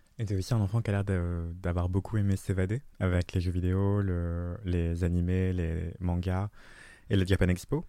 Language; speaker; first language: French; native; French